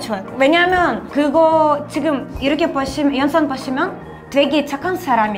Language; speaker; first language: Korean; non-native, fluent; Ukrainian